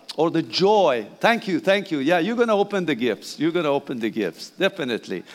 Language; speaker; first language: English; non-native, fluent; Persian